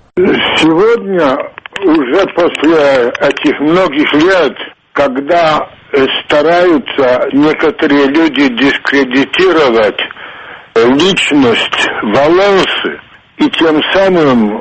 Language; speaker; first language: Russian; non-native, fluent; Polish